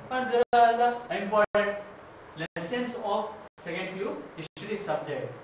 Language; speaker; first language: English; non-native, local second language; Kannada